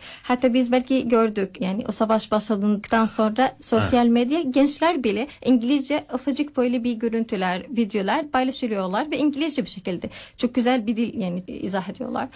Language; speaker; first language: Turkish; non-native, learner; Arabic